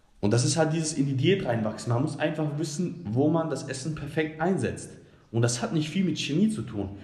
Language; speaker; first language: German; early bilingual, other home language; Bosnian